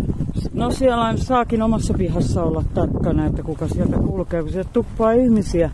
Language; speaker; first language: Finnish; native; Finnish